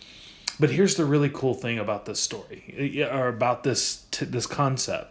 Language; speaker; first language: English; native; English